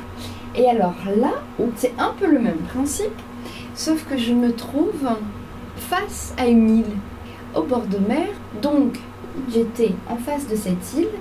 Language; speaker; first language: French; native; French